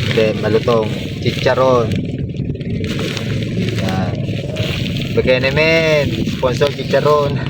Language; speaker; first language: Filipino; native; Filipino